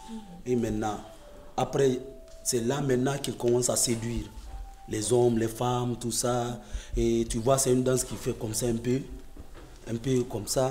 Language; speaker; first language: French; non-native, fluent; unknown